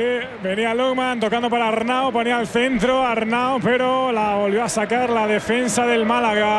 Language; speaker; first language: Spanish; native; Spanish